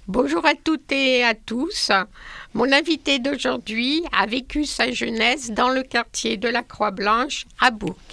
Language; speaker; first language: French; native; French